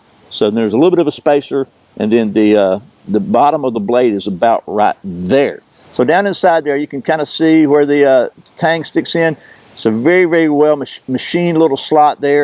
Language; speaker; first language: English; native; English